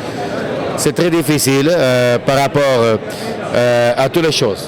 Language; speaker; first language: French; non-native, fluent; Portuguese